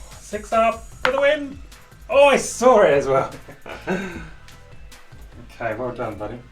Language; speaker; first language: English; native; English